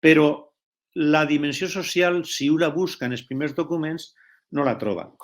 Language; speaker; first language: Catalan; non-native, local second language; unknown